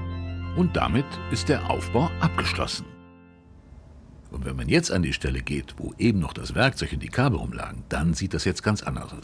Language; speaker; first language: German; native; German